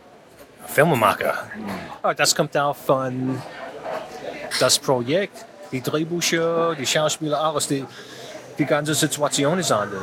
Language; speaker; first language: German; non-native, fluent; English